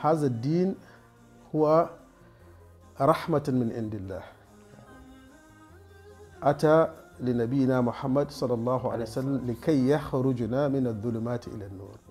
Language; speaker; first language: Arabic; non-native, fluent; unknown